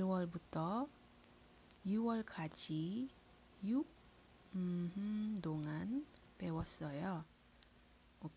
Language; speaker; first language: Korean; non-native, fluent; Iloko